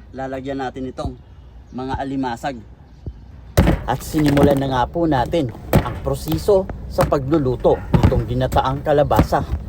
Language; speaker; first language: Filipino; non-native, local second language; Masbatenyo